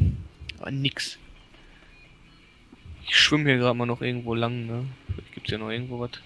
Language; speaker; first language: German; native; German